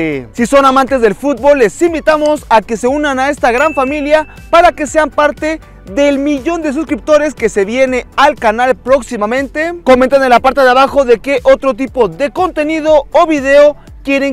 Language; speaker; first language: Spanish; native; Spanish